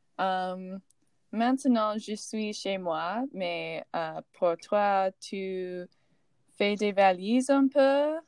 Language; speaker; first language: French; non-native, learner; English